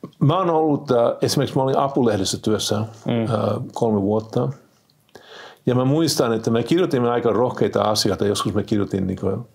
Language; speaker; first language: Finnish; non-native, fluent; Spanish